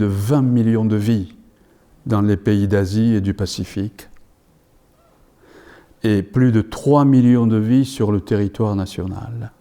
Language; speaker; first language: French; non-native, fluent; Japanese